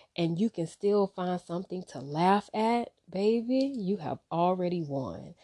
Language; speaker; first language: English; native; English